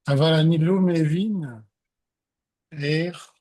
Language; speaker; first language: Hebrew; non-native, learner; French